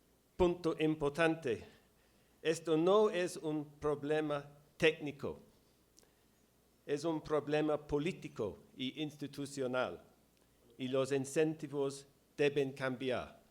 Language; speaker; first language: Spanish; non-native, fluent; English